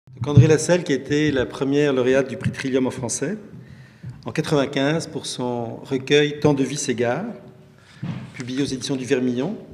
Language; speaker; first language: French; native; French